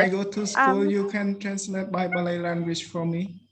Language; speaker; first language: English; non-native, learner; Khmer